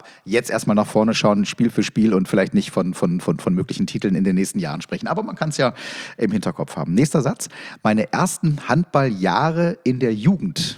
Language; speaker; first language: German; native; German